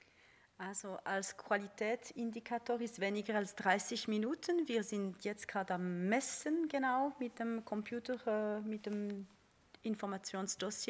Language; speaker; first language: German; non-native, fluent; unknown